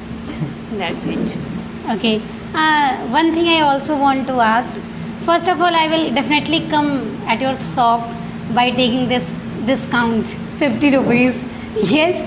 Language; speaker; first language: English; non-native, learner; Hindi